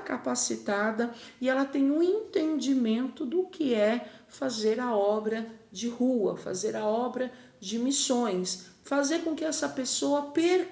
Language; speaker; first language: Portuguese; native; Portuguese